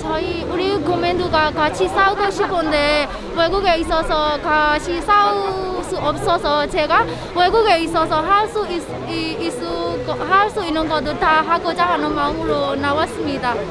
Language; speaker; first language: Korean; non-native, learner; Burmese